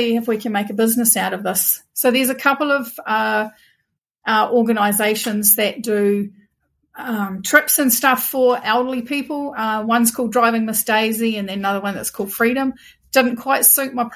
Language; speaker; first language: English; native; English